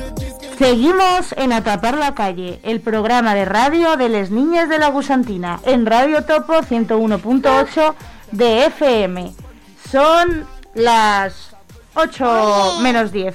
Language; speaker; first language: Spanish; native; Spanish